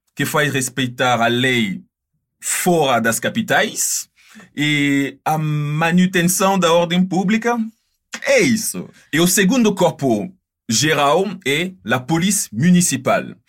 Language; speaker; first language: Portuguese; non-native, fluent; French